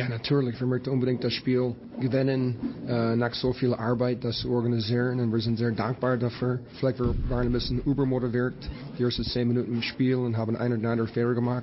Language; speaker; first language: German; non-native, fluent; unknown